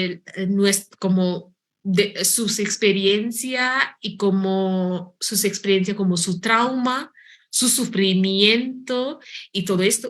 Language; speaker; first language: Spanish; non-native, fluent; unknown